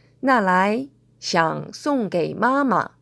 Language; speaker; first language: Chinese; non-native, fluent; Korean